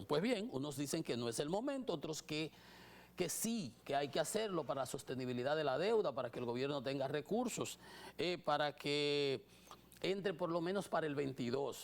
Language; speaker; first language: Spanish; native; Spanish